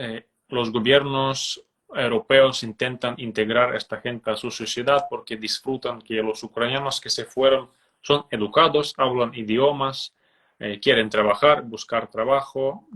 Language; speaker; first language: Spanish; non-native, fluent; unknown